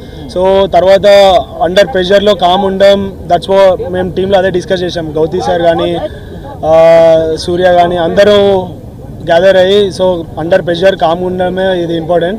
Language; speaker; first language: Telugu; native; Telugu